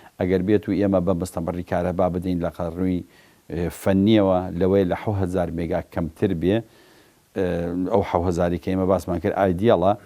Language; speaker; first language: Central Kurdish; native; Central Kurdish